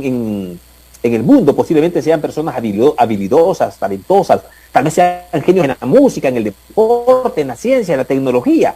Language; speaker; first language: Spanish; native; Spanish